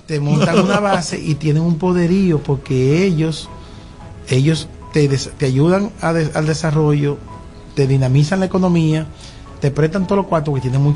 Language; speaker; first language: Spanish; native; Spanish